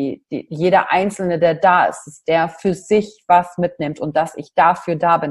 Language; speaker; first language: German; native; German